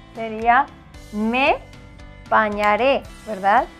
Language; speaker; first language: Spanish; native; Spanish